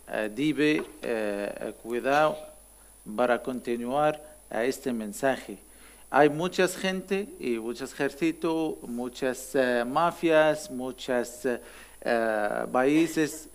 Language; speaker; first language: Spanish; non-native, learner; Arabic